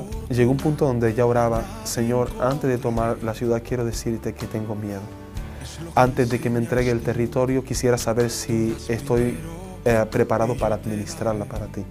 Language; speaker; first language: Spanish; native; Spanish